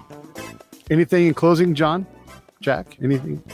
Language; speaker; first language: English; native; English